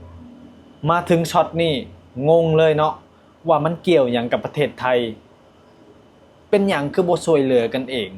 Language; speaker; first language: Thai; non-native, local second language; Lao